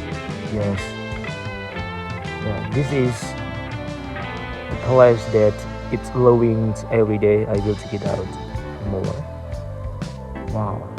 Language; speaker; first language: English; non-native, learner; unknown